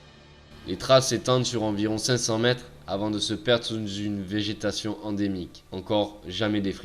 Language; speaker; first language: French; native; French